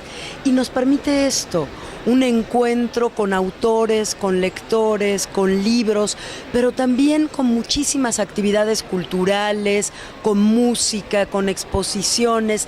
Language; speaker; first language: Spanish; native; Spanish